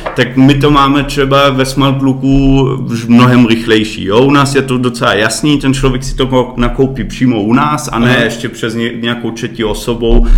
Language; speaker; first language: Czech; early bilingual, heritage; Czech